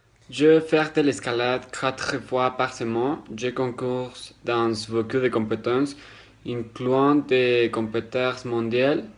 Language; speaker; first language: French; non-native, learner; Spanish